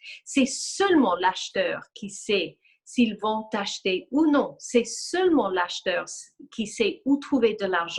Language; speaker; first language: French; non-native, fluent; English